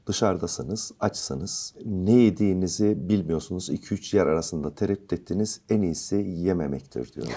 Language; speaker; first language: Turkish; native; Turkish